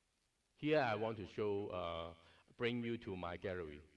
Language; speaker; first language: English; non-native, learner; Cantonese